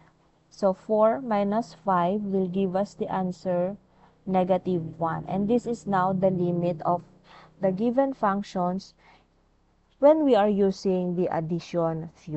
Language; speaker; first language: English; non-native, local second language; Filipino